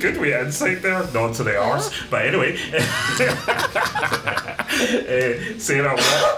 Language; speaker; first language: English; native; English